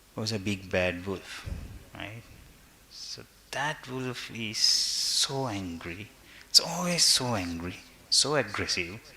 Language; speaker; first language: English; non-native, local second language; Sinhala